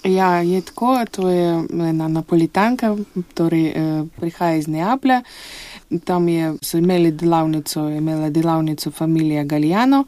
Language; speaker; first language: Slovenian; non-native, fluent; Russian